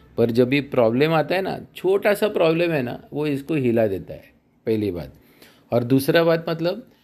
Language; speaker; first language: Hindi; non-native, local second language; Marathi